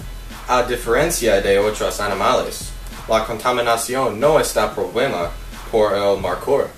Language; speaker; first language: Spanish; non-native, learner; English